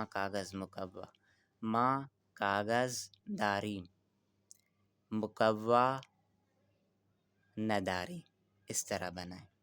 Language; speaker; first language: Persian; non-native, fluent; Urdu